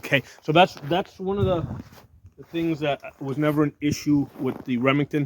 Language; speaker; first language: English; native; English